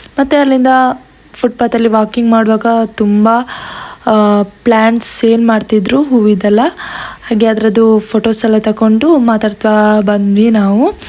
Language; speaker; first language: Kannada; native; Kannada